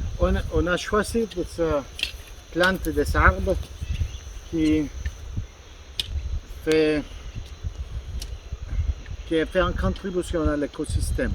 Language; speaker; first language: French; non-native, fluent; Spanish